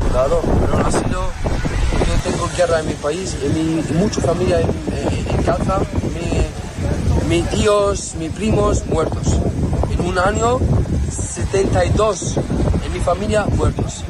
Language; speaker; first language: Spanish; non-native, learner; Arabic